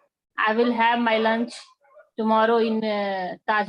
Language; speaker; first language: English; non-native, learner; Marathi